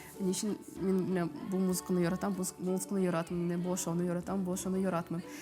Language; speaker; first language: Tatar; native; Tatar